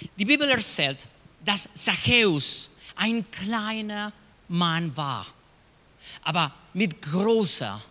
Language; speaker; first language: German; non-native, learner; Spanish